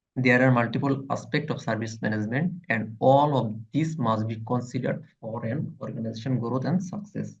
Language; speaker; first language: English; non-native, local second language; Bangla